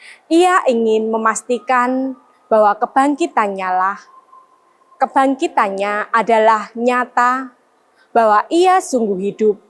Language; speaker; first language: Indonesian; native; Indonesian